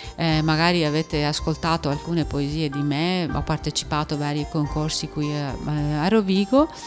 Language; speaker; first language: Italian; non-native, fluent; Persian